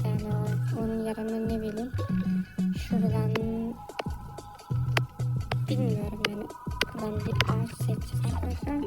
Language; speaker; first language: Turkish; early bilingual, heritage; Turkish